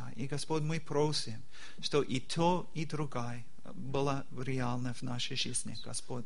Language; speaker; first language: Russian; non-native, learner; English